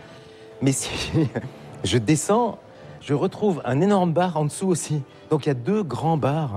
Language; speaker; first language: French; native; French